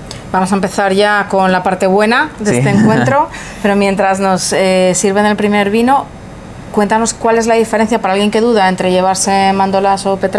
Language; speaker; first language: Spanish; native; Spanish